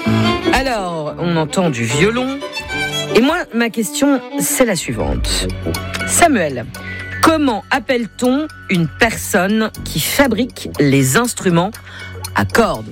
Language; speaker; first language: French; native; French